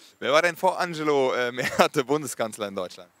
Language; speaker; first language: German; native; German